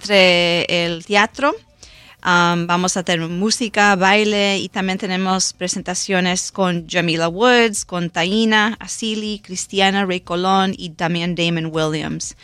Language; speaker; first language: Spanish; early bilingual, heritage; Spanish